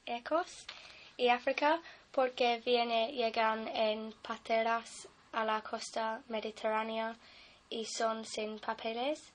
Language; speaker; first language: Spanish; non-native, learner; English